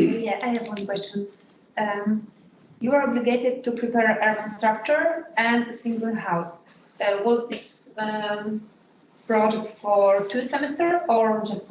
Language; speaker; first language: English; non-native, fluent; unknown